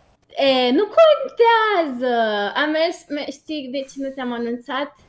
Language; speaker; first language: Romanian; native; Romanian